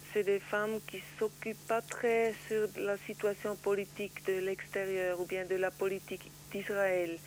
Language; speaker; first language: French; non-native, learner; Swiss German